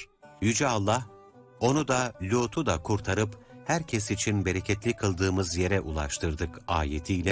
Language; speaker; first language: Turkish; native; Turkish